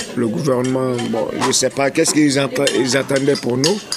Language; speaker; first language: French; non-native, local second language; Fula